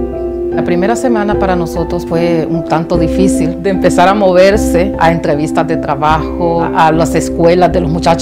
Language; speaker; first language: Spanish; native; Spanish